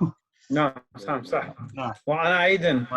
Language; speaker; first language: Arabic; non-native, learner; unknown